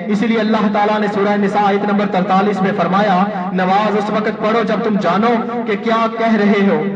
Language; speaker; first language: Urdu; non-native, local second language; Punjabi